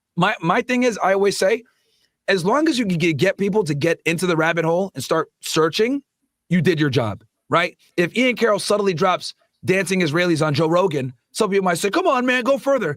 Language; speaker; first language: English; native; English